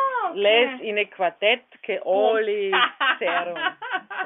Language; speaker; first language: Greek; non-native, learner; German